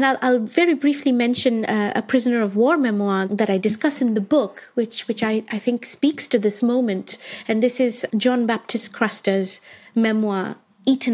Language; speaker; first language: English; non-native, local second language; Bangla